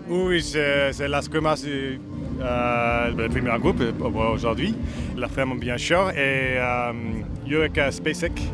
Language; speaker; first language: French; non-native, learner; English